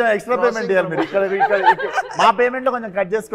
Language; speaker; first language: Telugu; native; Telugu